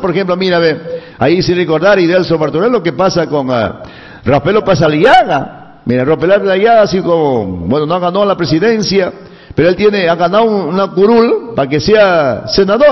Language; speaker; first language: Spanish; native; Spanish